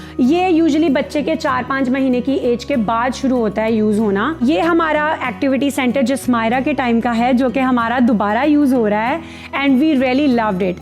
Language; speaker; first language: Hindi; native; Hindi